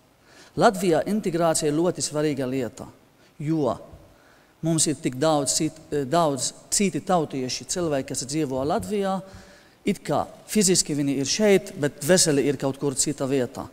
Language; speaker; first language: Latvian; non-native, fluent; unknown